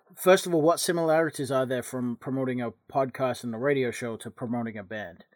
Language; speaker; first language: English; native; English